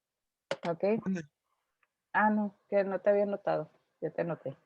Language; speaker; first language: Spanish; native; Spanish